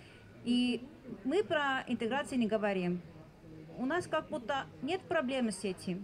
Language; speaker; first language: Russian; non-native, fluent; Estonian